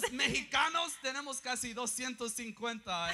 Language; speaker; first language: Spanish; early bilingual, heritage; English